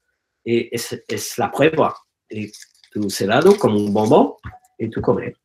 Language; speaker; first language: Spanish; non-native, learner; French